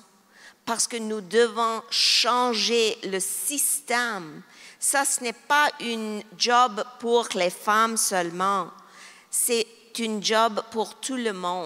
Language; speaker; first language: French; non-native, local second language; English